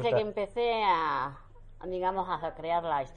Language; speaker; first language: Spanish; native; Spanish